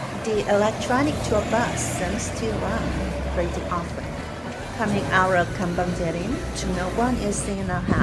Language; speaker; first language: English; non-native, fluent; Korean